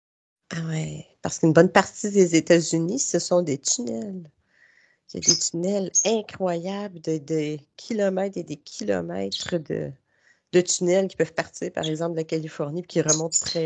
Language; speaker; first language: French; native; French